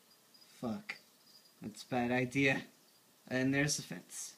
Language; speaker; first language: English; native; English